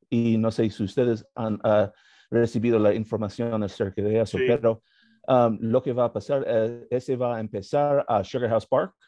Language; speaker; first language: Spanish; non-native, learner; English